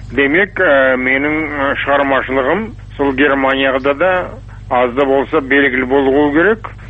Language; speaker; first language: Kazakh; non-native, local second language; German